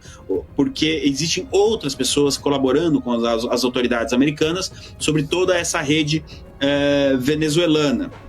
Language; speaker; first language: Portuguese; native; Portuguese